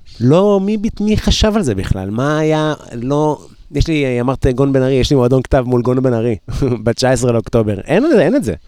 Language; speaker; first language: Hebrew; native; Hebrew